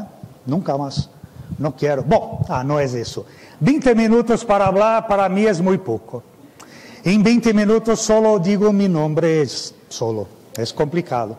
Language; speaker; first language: Spanish; non-native, fluent; Portuguese